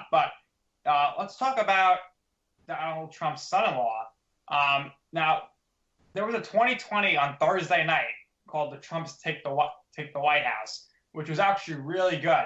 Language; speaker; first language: English; native; English